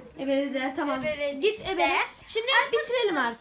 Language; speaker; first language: Turkish; native; Turkish